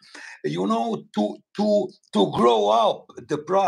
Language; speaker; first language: English; non-native, learner; Bosnian